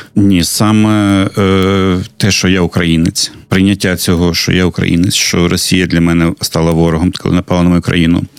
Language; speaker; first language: Ukrainian; non-native, local second language; Russian